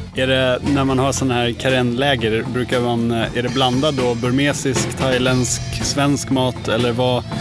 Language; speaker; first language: Swedish; native; Swedish